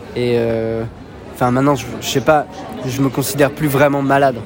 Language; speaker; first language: French; native; French